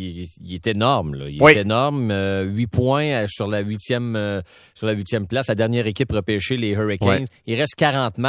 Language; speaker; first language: French; native; French